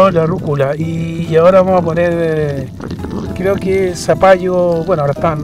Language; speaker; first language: Spanish; native; Spanish